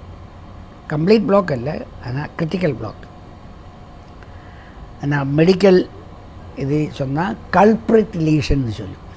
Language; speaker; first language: Tamil; non-native, local second language; Malayalam